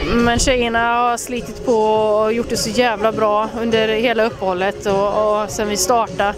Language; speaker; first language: Swedish; native; Swedish